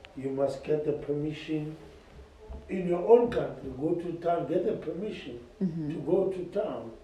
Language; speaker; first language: English; non-native, local second language; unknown